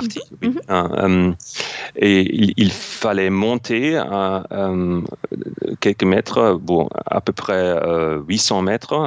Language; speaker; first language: French; non-native, fluent; German